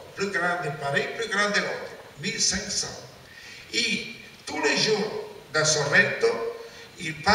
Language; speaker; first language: French; non-native, learner; Italian